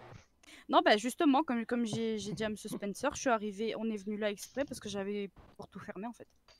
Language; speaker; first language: French; native; French